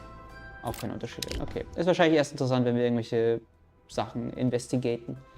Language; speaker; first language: German; native; German